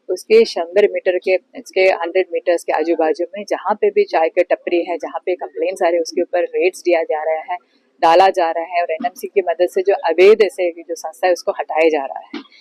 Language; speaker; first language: Hindi; non-native, local second language; Marathi